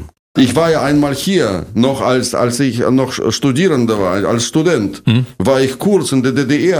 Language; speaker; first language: German; non-native, fluent; Russian